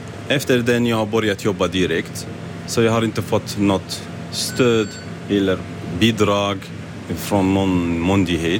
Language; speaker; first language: Swedish; non-native, learner; Arabic